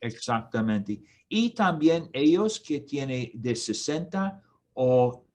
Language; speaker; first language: Spanish; non-native, learner; English